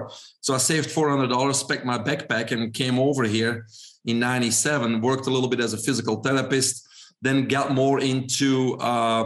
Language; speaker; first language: English; non-native, fluent; Dutch